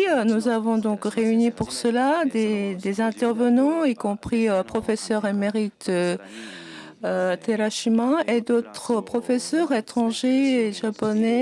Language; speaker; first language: French; non-native, fluent; Japanese